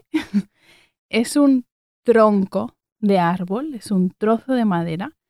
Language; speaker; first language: Spanish; native; Spanish